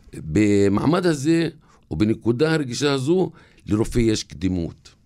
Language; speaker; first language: Hebrew; non-native, local second language; Arabic